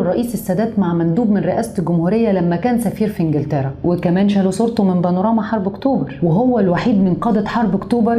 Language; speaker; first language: Arabic; native; Arabic